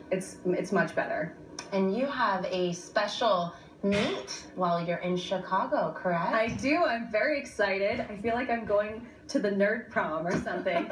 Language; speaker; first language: English; native; English